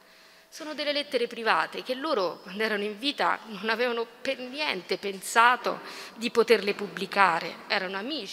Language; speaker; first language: Italian; native; Italian